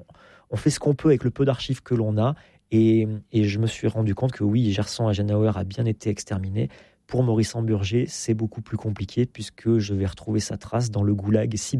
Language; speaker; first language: French; native; French